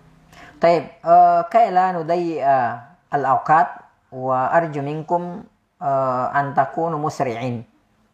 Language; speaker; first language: Arabic; non-native, fluent; Indonesian